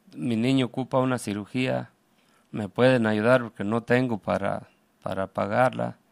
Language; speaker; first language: Spanish; native; Spanish